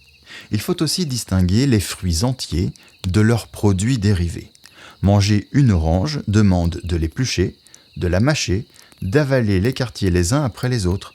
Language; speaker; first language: French; native; French